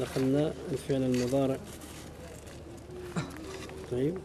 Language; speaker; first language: Arabic; non-native, fluent; French